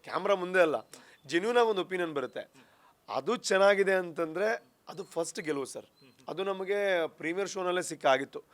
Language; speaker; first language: Kannada; non-native, local second language; Tulu